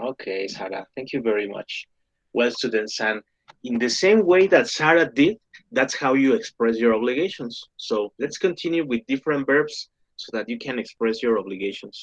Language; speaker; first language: English; non-native, fluent; Spanish